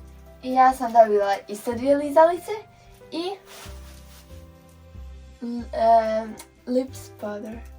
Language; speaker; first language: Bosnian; early bilingual, heritage; Serbian